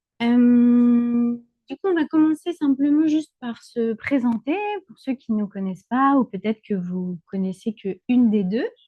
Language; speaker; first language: French; native; French